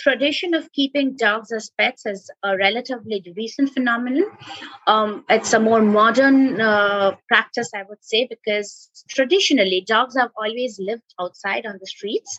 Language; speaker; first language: English; non-native, local second language; Bangla